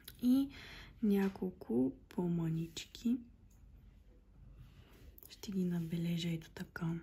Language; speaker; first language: Bulgarian; native; Bulgarian